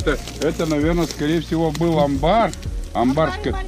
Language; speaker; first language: Russian; native; Russian